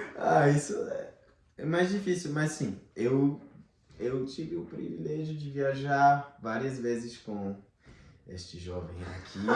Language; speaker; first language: Portuguese; non-native, fluent; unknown